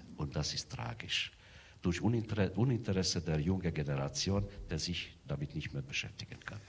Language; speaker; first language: German; non-native, fluent; Hungarian